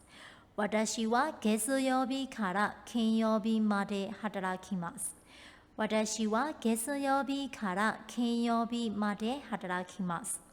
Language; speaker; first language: Japanese; non-native, fluent; Burmese